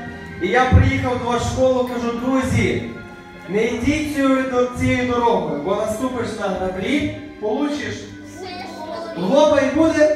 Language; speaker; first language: Ukrainian; native; Ukrainian